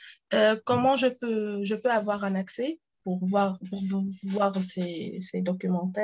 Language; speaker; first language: French; non-native, local second language; Arabic